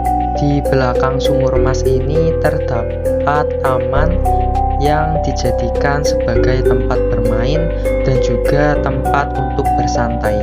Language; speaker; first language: Indonesian; native; Indonesian